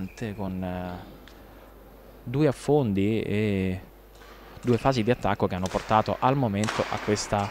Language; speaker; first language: Italian; native; Italian